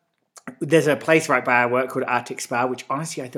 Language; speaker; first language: English; native; English